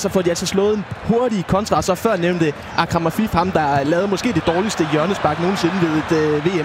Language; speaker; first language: Danish; native; Danish